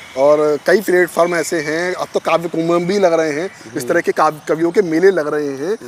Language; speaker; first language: Hindi; native; Hindi